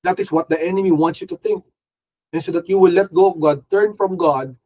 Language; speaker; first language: English; non-native, local second language; Filipino